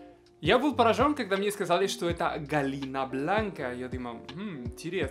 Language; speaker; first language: Russian; non-native, fluent; Spanish